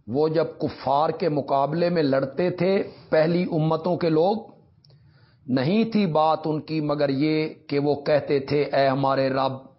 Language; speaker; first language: Urdu; non-native, local second language; Punjabi